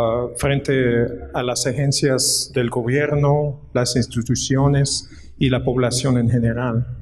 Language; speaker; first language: Spanish; non-native, fluent; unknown